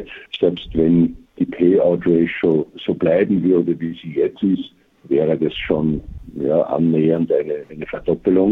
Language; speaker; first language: German; native; German